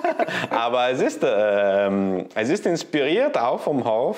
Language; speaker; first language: German; non-native, learner; Italian